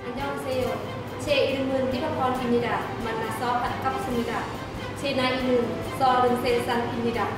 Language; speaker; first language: Korean; non-native, learner; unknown